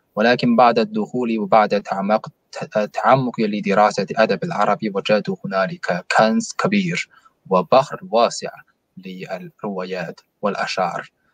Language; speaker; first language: Arabic; non-native, fluent; Chinese